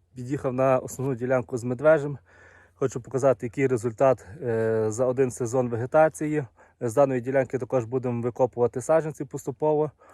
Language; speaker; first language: Ukrainian; native; Ukrainian